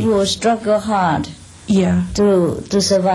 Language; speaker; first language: English; non-native, fluent; Vietnamese